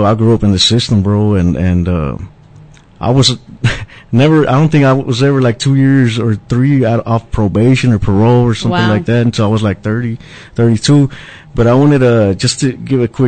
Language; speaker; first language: English; native; English